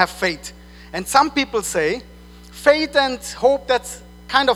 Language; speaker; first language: English; non-native, fluent; German